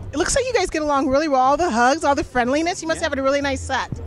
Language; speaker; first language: English; native; English